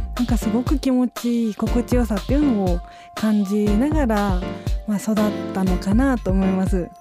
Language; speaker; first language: Japanese; native; Japanese